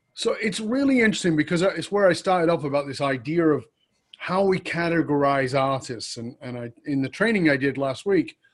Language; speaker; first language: English; native; English